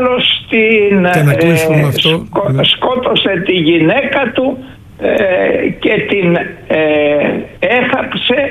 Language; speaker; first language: Greek; native; Greek